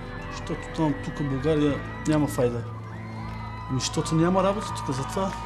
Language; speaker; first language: Bulgarian; non-native, local second language; Turkish